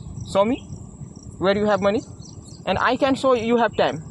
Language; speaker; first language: English; non-native, learner; Hindi